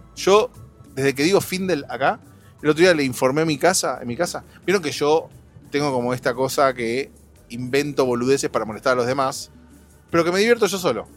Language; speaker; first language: Spanish; native; Spanish